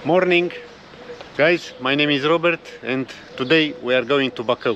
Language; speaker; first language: English; non-native, learner; Romanian